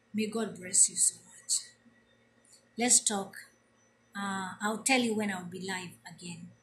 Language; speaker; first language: English; non-native, local second language; Swahili